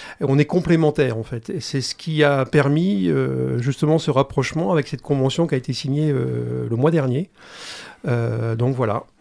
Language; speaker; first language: French; native; French